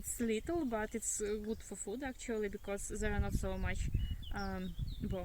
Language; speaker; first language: English; non-native, learner; Russian